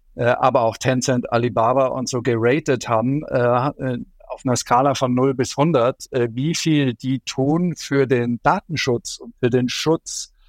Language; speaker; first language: German; native; German